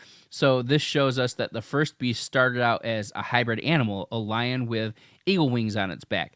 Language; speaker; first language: English; native; English